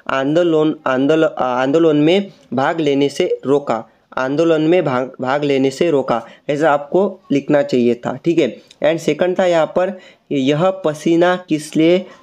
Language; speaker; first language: Hindi; non-native, local second language; Marathi